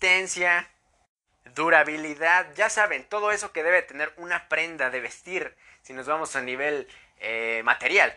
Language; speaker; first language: Spanish; native; Spanish